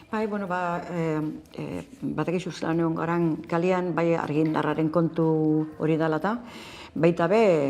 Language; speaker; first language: Basque; native; Basque